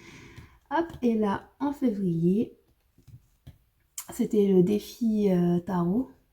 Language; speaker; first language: French; native; French